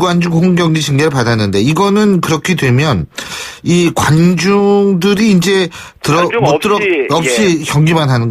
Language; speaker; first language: Korean; native; Korean